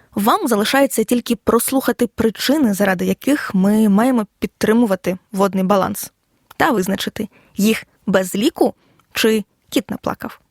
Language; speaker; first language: Ukrainian; native; Ukrainian